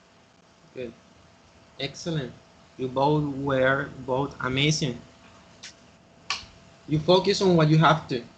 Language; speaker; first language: English; non-native, fluent; Spanish